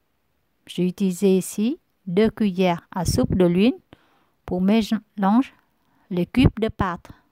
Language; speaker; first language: French; non-native, learner; Vietnamese